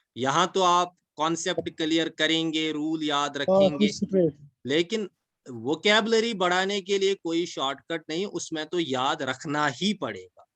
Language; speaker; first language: Urdu; non-native, local second language; Kashmiri